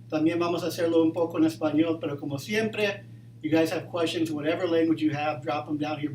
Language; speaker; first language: Spanish; early bilingual, heritage; Spanish